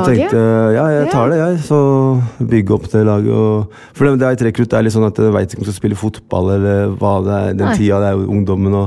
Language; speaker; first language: Norwegian; non-native, fluent; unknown